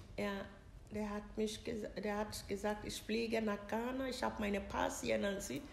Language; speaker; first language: German; non-native, learner; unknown